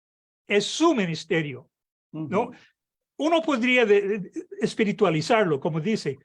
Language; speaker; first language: Spanish; non-native, fluent; English